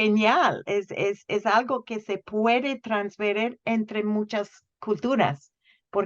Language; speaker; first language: Spanish; non-native, fluent; English